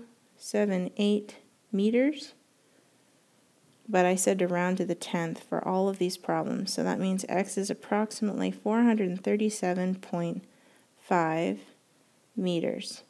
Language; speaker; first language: English; native; English